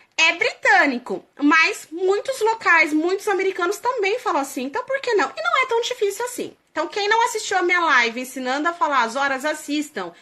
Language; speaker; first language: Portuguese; native; Portuguese